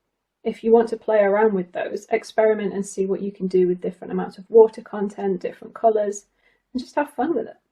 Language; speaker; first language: English; native; English